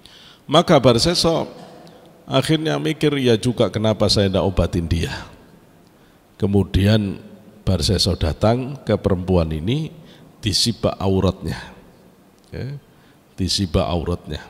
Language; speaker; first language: Indonesian; native; Indonesian